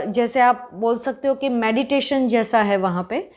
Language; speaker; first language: Hindi; non-native, local second language; Gujarati